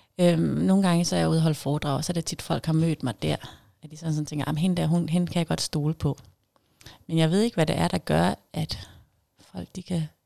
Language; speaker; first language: Danish; native; Danish